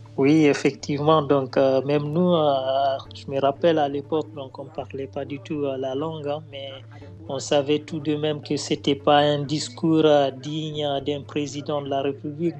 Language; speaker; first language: French; non-native, local second language; Fula